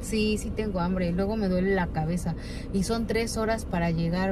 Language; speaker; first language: Spanish; native; Spanish